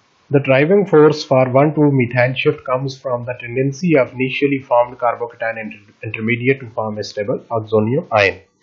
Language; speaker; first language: English; non-native, local second language; Hindi